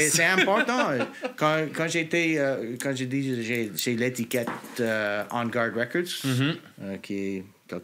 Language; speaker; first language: French; non-native, local second language; English